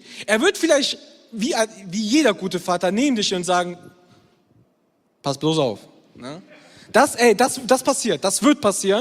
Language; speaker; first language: German; native; German